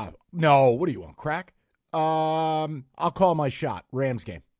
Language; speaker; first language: English; native; English